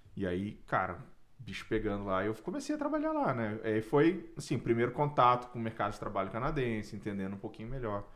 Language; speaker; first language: Portuguese; native; Portuguese